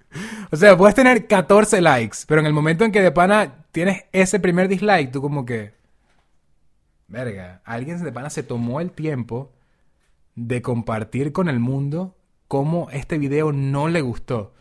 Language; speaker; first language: Spanish; native; Spanish